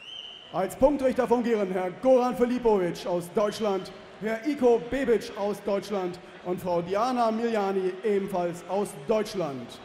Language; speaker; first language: German; native; German